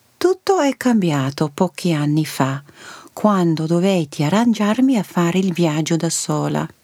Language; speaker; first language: Italian; early bilingual, heritage; Italian